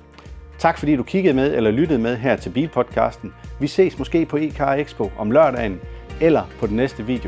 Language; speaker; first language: Danish; native; Danish